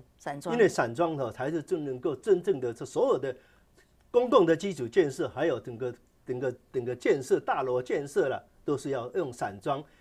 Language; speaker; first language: Chinese; native; Chinese